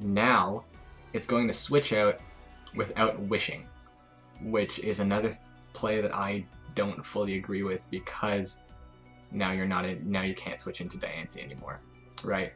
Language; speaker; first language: English; native; English